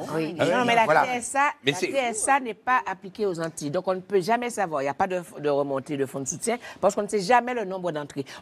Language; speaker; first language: French; native; French